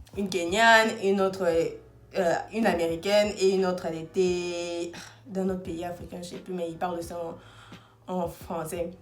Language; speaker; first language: French; non-native, local second language; Lingala